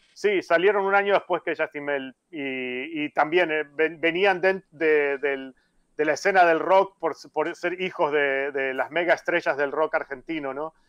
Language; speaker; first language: Spanish; native; Spanish